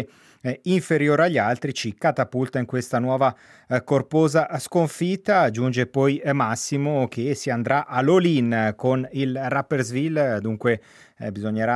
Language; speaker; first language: Italian; native; Italian